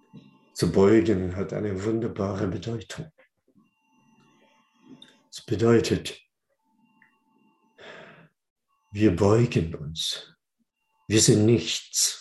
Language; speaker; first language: German; non-native, fluent; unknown